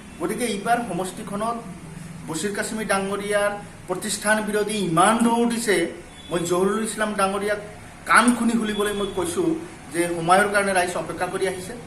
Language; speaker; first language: Assamese; non-native, local second language; Bangla